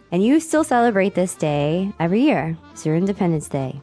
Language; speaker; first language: English; native; English